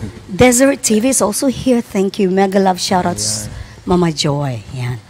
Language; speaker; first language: English; non-native, local second language; Filipino